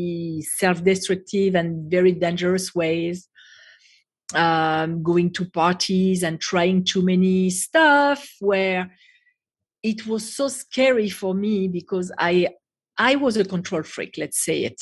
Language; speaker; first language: English; non-native, fluent; French